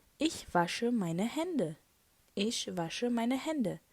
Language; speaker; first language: German; non-native, fluent; Turkish